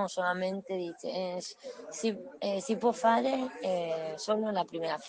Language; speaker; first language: Italian; non-native, learner; Spanish